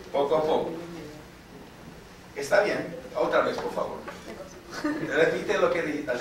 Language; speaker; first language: Spanish; non-native, fluent; English